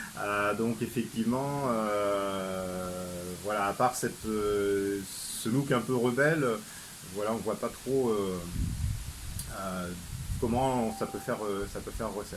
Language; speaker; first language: French; native; French